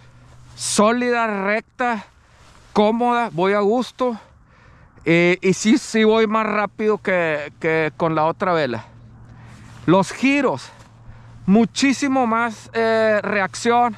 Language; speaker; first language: Spanish; native; Spanish